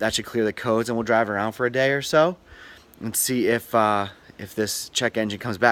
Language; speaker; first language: English; native; English